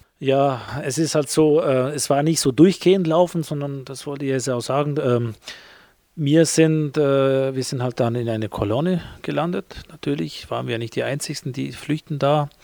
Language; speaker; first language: German; non-native, fluent; Albanian